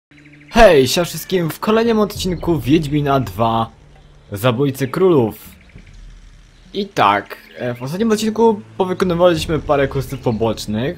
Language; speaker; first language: Polish; native; Polish